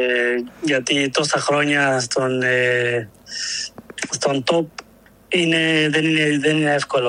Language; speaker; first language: Greek; non-native, learner; Spanish